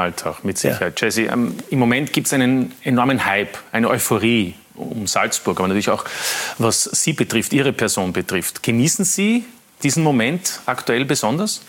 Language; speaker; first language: German; native; German